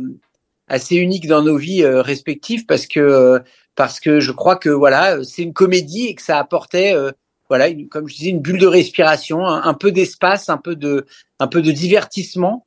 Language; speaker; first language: French; native; French